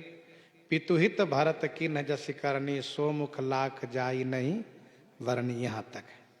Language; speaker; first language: Hindi; native; Hindi